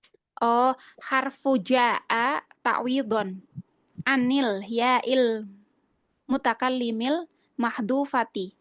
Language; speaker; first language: Arabic; non-native, learner; Indonesian